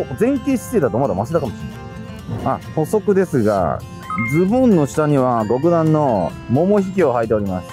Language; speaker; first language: Japanese; native; Japanese